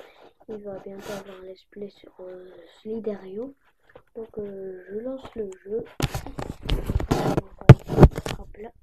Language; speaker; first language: French; native; French